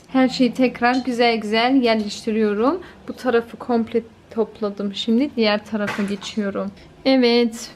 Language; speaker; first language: Turkish; early bilingual, heritage; Turkish